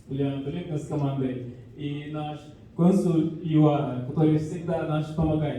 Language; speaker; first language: Russian; non-native, fluent; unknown